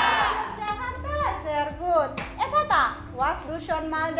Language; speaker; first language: German; non-native, fluent; Indonesian